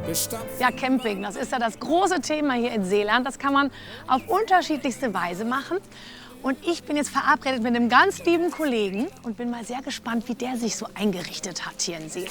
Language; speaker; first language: German; native; German